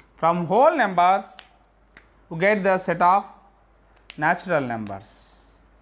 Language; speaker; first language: English; non-native, local second language; Telugu